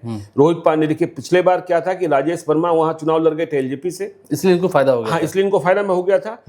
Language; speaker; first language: Hindi; native; Hindi